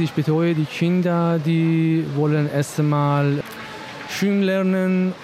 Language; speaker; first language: German; non-native, learner; Persian